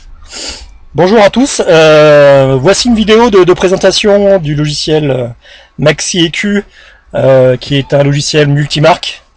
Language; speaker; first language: French; native; French